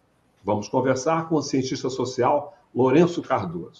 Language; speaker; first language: Portuguese; native; Portuguese